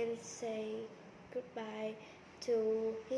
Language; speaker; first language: English; non-native, learner; Vietnamese